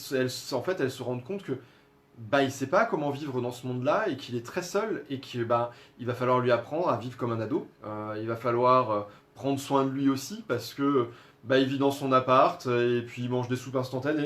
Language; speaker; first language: French; native; French